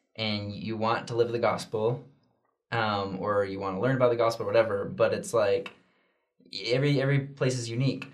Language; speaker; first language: English; native; English